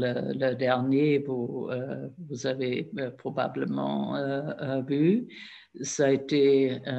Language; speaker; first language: French; non-native, fluent; German